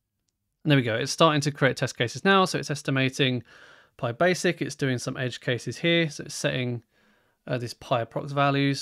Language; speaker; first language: English; native; English